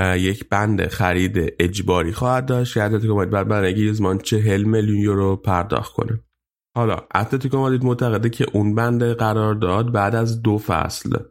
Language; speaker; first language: Persian; native; Persian